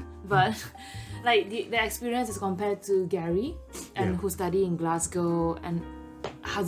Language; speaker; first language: English; non-native, local second language; Chinese